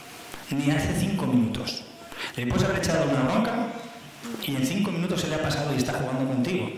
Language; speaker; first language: Spanish; native; Spanish